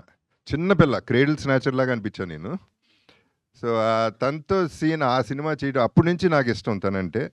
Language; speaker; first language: Telugu; native; Telugu